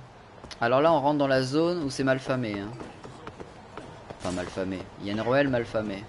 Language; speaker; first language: French; native; French